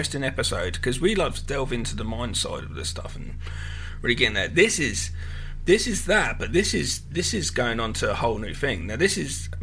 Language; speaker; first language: English; native; English